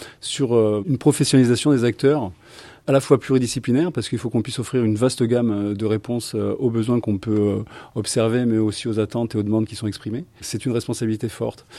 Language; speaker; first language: French; native; French